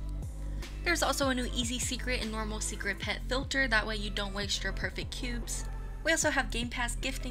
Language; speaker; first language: English; native; English